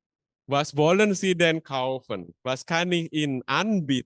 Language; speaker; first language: German; non-native, fluent; Indonesian